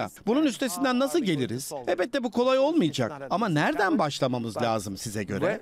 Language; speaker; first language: Turkish; native; Turkish